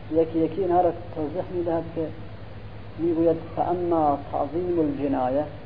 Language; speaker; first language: Persian; non-native, local second language; Central Kurdish